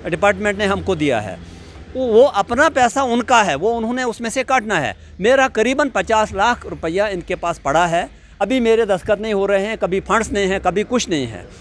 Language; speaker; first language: Hindi; native; Hindi